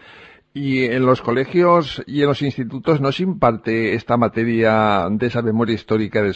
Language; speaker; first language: Spanish; native; Spanish